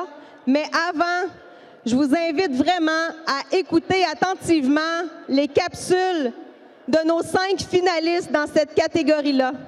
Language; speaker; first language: French; native; French